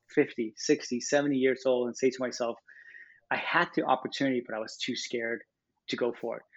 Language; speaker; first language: English; non-native, fluent; Danish